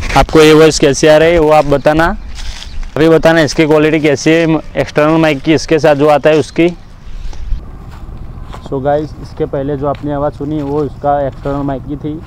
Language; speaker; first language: Hindi; non-native, local second language; Gujarati